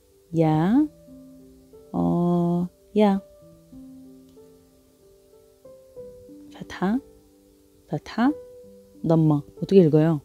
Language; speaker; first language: Korean; non-native, learner; Arabic